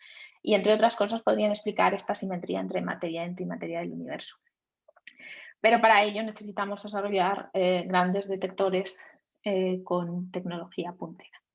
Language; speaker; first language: Spanish; native; Spanish